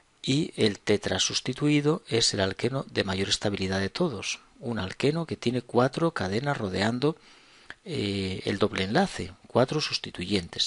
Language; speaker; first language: Spanish; native; Spanish